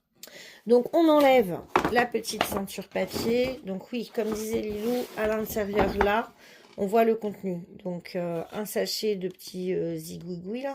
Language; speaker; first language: French; native; French